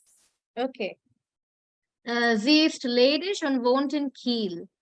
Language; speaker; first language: German; non-native, fluent; Hindi